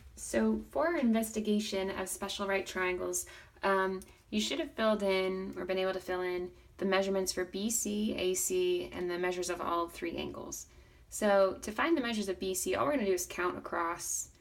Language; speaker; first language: English; native; English